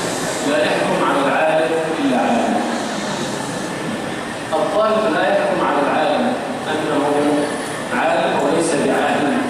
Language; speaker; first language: Arabic; native; Arabic